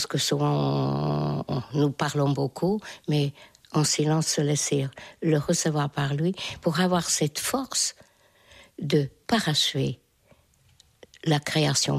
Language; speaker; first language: French; non-native, fluent; Hungarian